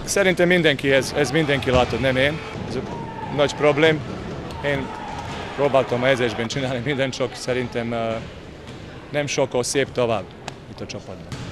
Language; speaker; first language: Hungarian; non-native, learner; Serbian